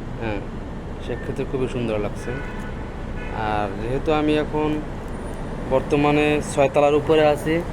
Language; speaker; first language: Bangla; native; Bangla